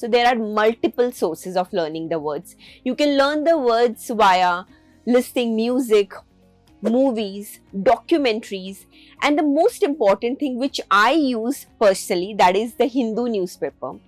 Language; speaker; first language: English; non-native, local second language; Hindi